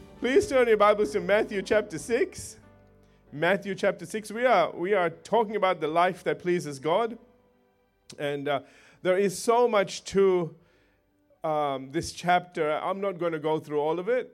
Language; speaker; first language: English; native; English